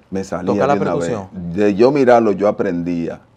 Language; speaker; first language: Spanish; native; Spanish